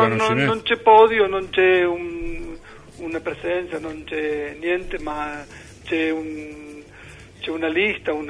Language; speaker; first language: Italian; non-native, learner; Spanish